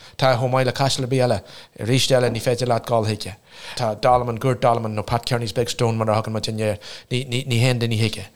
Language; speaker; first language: Irish; non-native, local second language; English